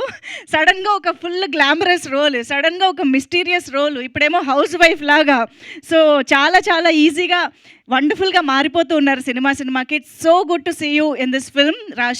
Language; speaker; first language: Telugu; native; Telugu